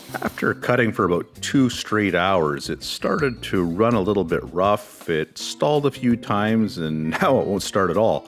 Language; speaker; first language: English; native; English